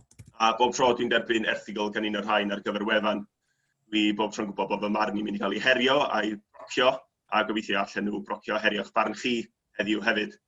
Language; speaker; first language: Welsh; native; Welsh